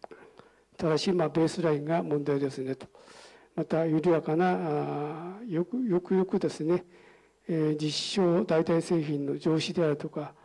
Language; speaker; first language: Japanese; native; Japanese